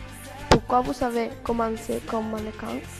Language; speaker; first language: French; non-native, learner; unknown